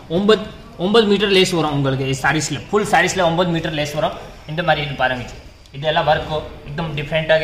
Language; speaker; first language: Tamil; non-native, learner; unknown